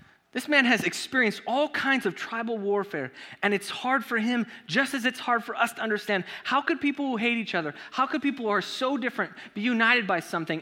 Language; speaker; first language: English; native; English